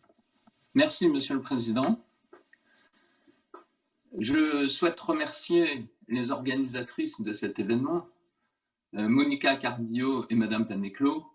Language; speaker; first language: French; native; French